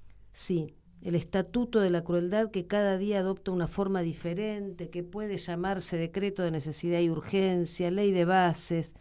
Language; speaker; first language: Spanish; native; Spanish